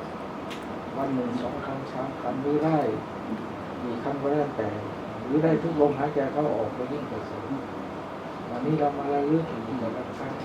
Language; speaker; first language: Thai; native; Thai